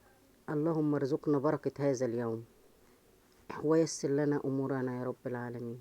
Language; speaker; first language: Arabic; native; Arabic